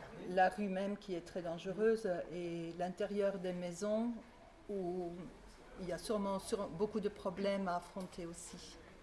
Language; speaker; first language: French; native; French